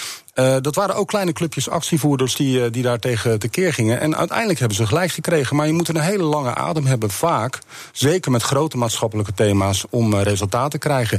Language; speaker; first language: Dutch; native; Dutch